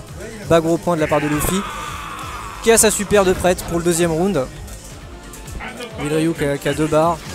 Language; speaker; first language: French; native; French